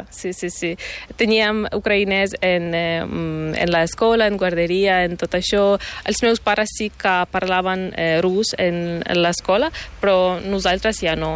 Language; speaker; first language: Catalan; non-native, fluent; Ukrainian